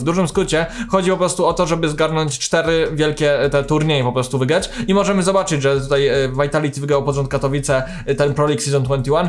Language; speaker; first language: Polish; native; Polish